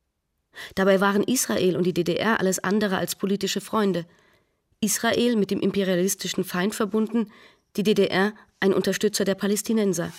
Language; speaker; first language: German; native; German